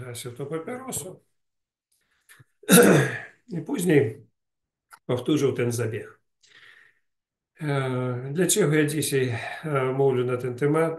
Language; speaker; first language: Polish; non-native, learner; Ukrainian